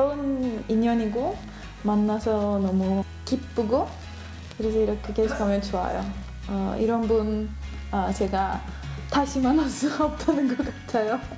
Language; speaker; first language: Korean; non-native, learner; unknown